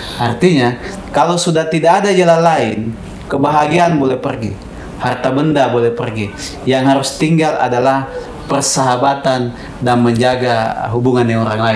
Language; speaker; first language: Indonesian; non-native, local second language; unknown